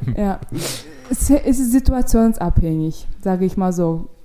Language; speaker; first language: German; non-native, fluent; Russian